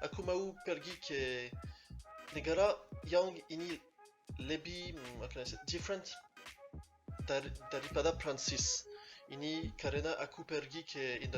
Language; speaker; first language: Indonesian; non-native, learner; French